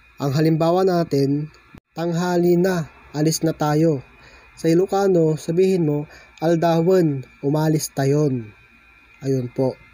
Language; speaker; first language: Filipino; non-native, local second language; Iloko